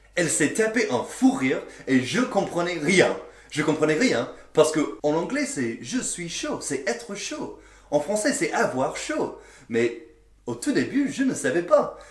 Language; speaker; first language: French; non-native, fluent; English